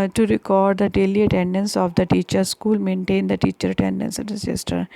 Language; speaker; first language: English; non-native, local second language; Punjabi